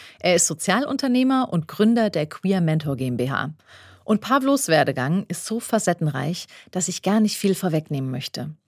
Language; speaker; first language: German; native; German